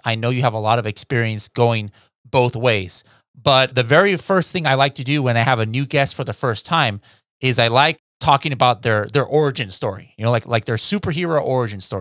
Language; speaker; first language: English; native; English